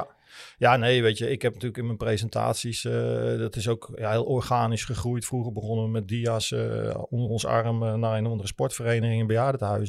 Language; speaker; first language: Dutch; native; Dutch